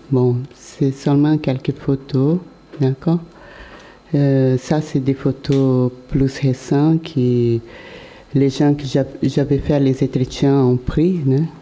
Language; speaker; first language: French; non-native, learner; Portuguese